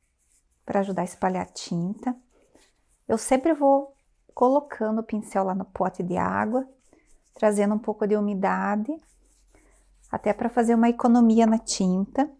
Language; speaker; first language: Portuguese; native; Portuguese